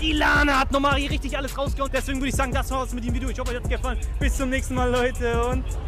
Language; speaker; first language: German; native; German